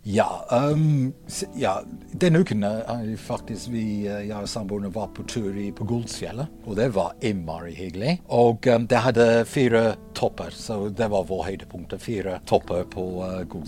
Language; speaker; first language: Norwegian; non-native, fluent; English